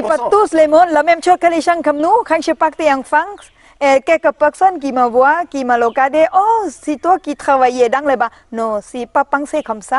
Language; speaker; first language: French; non-native, learner; Thai